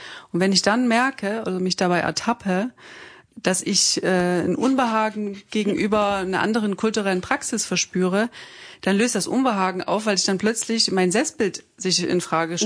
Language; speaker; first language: German; native; German